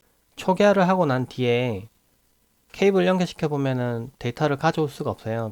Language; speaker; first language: Korean; native; Korean